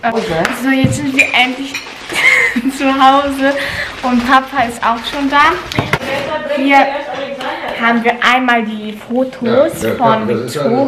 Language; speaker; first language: German; early bilingual, heritage; Filipino